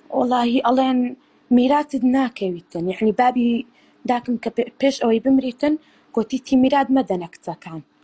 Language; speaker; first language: Central Kurdish; native; Central Kurdish